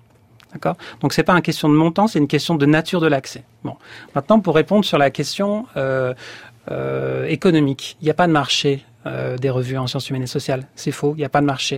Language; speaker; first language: French; native; French